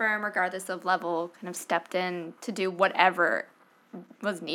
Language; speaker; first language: English; native; English